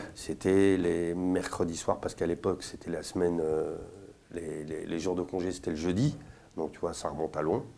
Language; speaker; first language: French; native; French